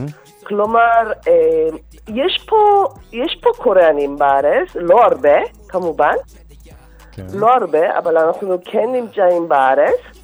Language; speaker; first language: Hebrew; non-native, fluent; Korean